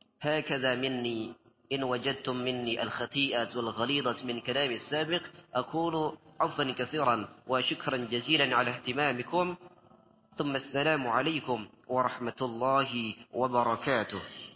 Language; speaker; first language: Arabic; non-native, learner; Indonesian